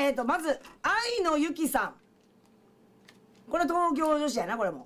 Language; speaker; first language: Japanese; native; Japanese